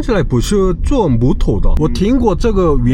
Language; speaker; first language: Chinese; non-native, learner; Korean